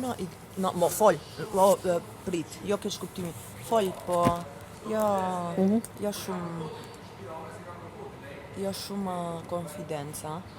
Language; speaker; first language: Albanian; non-native, learner; English